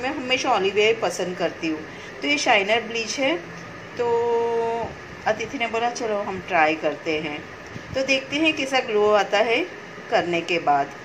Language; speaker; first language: Hindi; native; Hindi